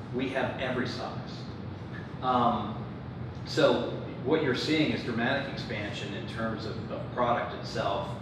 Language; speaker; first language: English; native; English